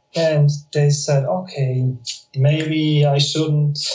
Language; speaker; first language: English; non-native, fluent; German